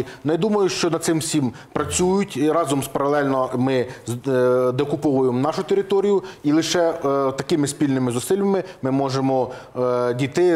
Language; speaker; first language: Ukrainian; native; Ukrainian